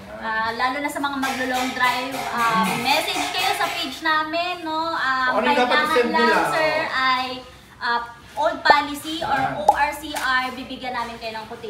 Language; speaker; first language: Filipino; native; Filipino